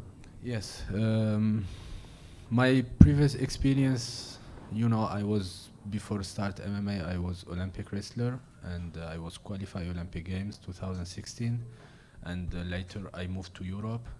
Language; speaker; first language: English; non-native, learner; Arabic